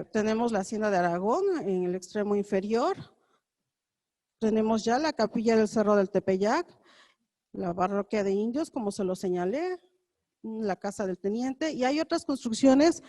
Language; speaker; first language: Spanish; native; Spanish